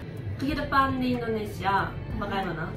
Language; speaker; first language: Indonesian; non-native, fluent; Japanese